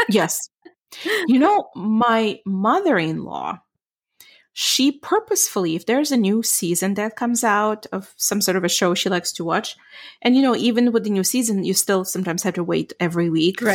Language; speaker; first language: English; non-native, fluent; Ukrainian